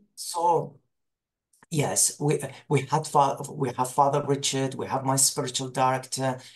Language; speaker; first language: English; non-native, fluent; Arabic